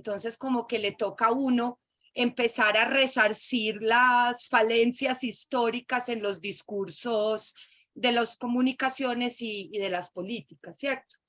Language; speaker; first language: Spanish; native; Spanish